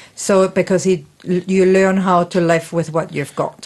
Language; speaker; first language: English; non-native, fluent; Spanish